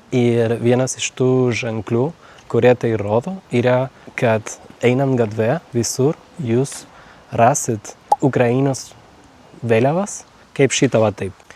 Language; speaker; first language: Lithuanian; non-native, fluent; Spanish